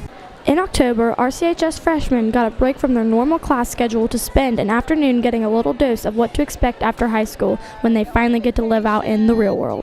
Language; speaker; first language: English; native; English